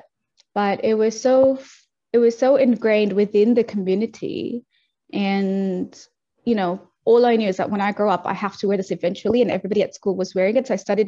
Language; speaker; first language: English; native; English